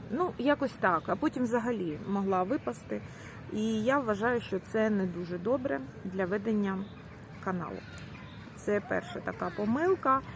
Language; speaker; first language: Ukrainian; non-native, local second language; Russian